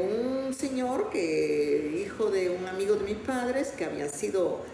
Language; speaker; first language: Spanish; native; Spanish